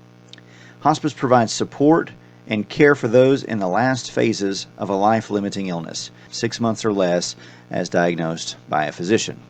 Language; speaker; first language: English; native; English